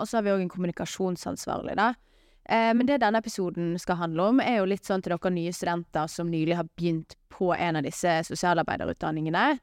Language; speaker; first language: Norwegian; native; Norwegian